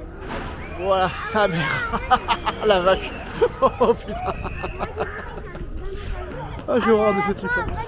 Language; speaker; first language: French; native; French